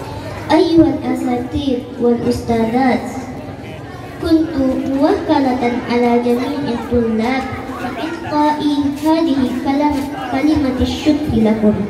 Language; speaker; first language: Arabic; non-native, learner; Indonesian